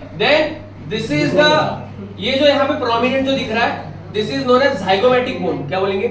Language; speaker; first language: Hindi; non-native, local second language; Marathi